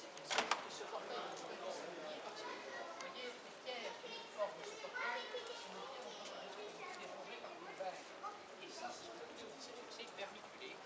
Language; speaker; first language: French; native; French